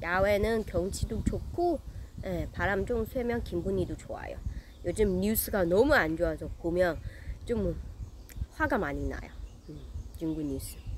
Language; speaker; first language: Korean; non-native, learner; Chinese